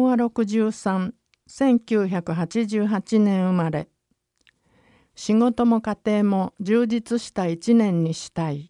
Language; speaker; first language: Japanese; native; Japanese